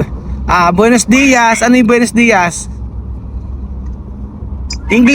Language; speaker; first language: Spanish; non-native, learner; Filipino